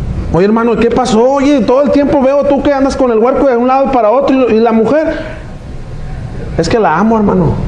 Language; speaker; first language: Spanish; native; Spanish